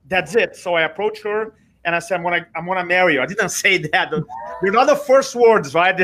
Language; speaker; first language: English; non-native, fluent; Portuguese